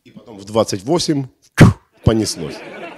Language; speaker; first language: Russian; native; Russian